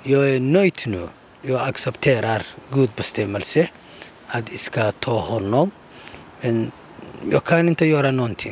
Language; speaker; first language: Swedish; non-native, learner; Somali